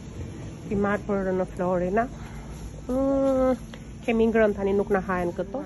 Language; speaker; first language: Albanian; early bilingual, heritage; Albanian